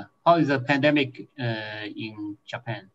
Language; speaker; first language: English; non-native, fluent; Chinese